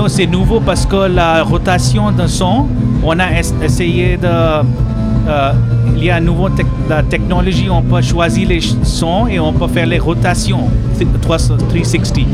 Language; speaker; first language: French; non-native, learner; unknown